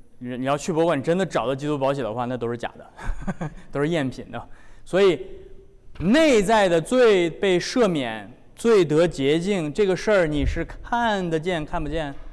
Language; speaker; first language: Chinese; native; Chinese